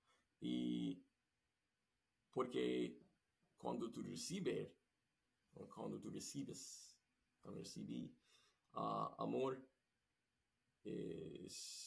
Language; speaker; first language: Spanish; non-native, learner; English